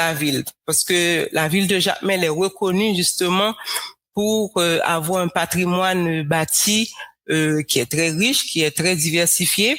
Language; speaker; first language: French; non-native, local second language; Haitian Creole